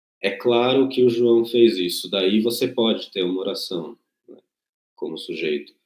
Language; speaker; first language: Portuguese; native; Portuguese